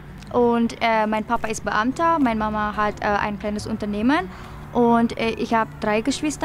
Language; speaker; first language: German; non-native, fluent; Indonesian